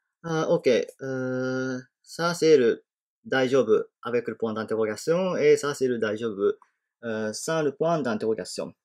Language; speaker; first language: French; non-native, fluent; Japanese